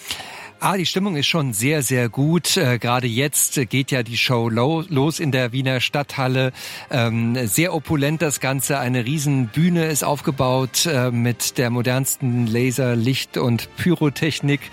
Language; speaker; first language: German; native; German